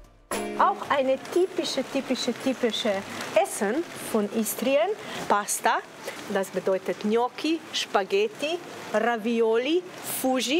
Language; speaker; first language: German; non-native, learner; Slovenian